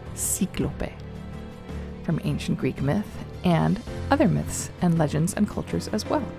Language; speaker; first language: English; native; English